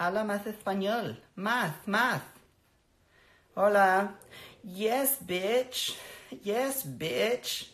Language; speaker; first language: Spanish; non-native, learner; English